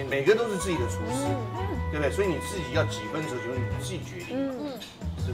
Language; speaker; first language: Chinese; native; Chinese